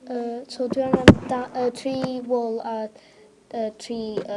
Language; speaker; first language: Welsh; non-native, local second language; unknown